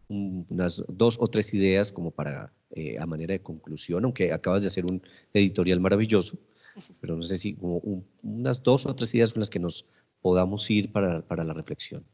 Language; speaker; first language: Spanish; native; Spanish